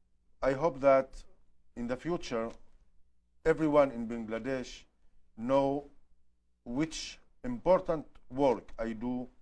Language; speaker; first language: English; non-native, learner; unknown